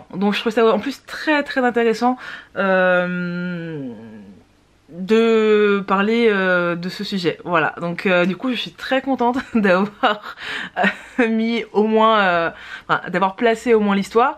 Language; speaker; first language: French; native; French